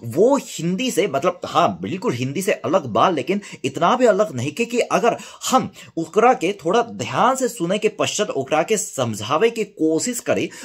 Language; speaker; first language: Bhojpuri; non-native, learner; Korean